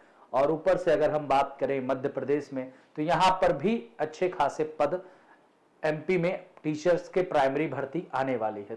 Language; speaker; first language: Hindi; native; Hindi